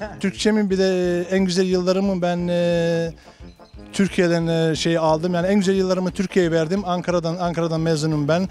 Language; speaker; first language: Turkish; non-native, fluent; Bosnian